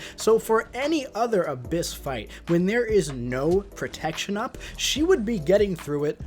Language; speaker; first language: English; native; English